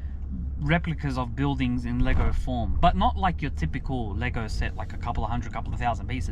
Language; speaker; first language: English; native; English